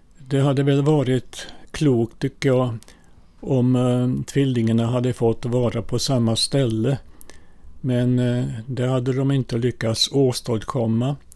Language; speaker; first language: Swedish; early bilingual, other home language; Finnish